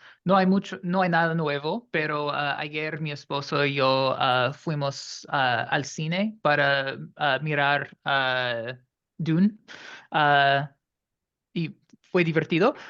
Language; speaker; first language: Spanish; non-native, learner; English